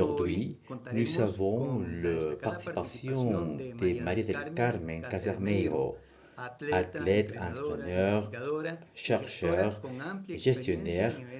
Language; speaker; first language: French; non-native, learner; Spanish